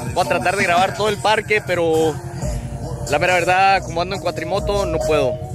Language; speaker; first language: Spanish; early bilingual, heritage; Spanish